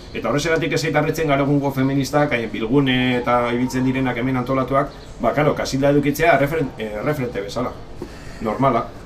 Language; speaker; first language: Basque; non-native, local second language; Spanish